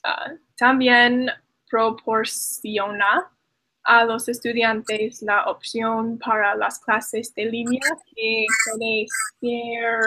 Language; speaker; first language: Spanish; non-native, learner; English